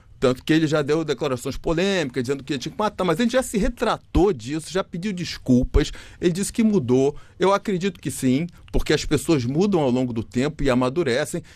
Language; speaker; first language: Portuguese; native; Portuguese